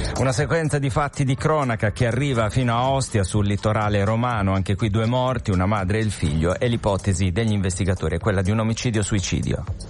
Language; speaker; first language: Italian; native; Italian